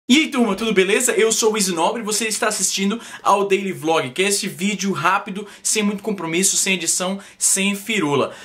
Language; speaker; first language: Portuguese; native; Portuguese